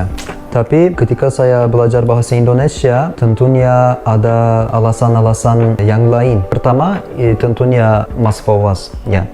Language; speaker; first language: Indonesian; non-native, learner; Turkish